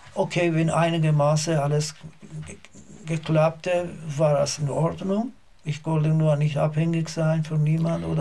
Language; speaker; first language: German; non-native, learner; Azerbaijani